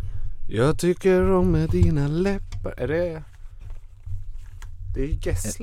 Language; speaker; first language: Swedish; native; Swedish